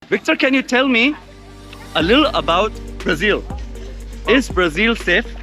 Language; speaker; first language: English; non-native, fluent; Hindi